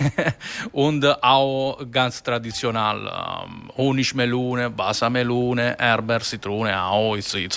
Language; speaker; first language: German; non-native, learner; Italian